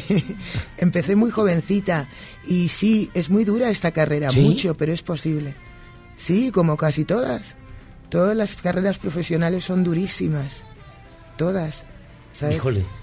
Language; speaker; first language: Spanish; native; Spanish